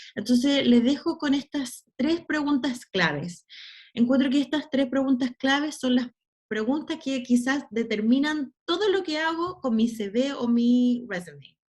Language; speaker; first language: Spanish; non-native, fluent; English